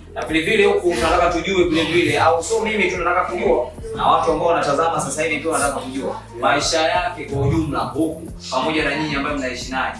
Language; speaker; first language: Swahili; native; Swahili